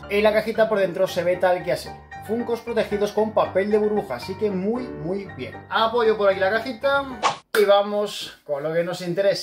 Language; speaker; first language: Spanish; native; Spanish